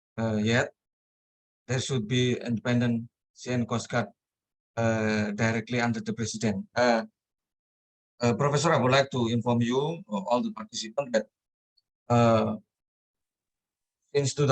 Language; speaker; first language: English; non-native, local second language; Indonesian